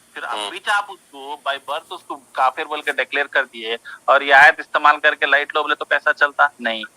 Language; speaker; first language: Urdu; native; Urdu